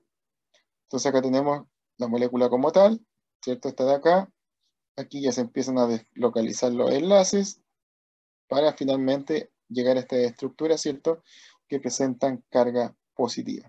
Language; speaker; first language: Spanish; native; Spanish